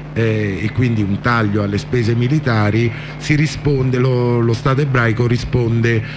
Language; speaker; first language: Italian; native; Italian